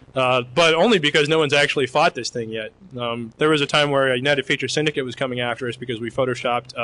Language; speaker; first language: English; native; English